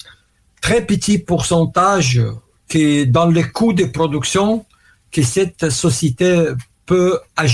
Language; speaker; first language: French; non-native, learner; Russian